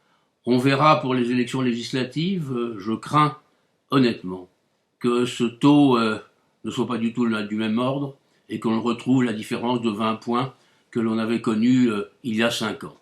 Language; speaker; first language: French; native; French